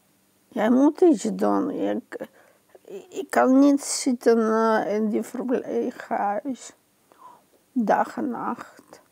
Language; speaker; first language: Dutch; non-native, fluent; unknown